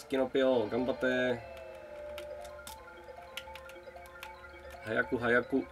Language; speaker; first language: Japanese; non-native, learner; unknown